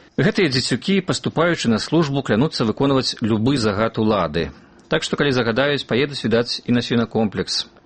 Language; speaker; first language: Belarusian; native; Belarusian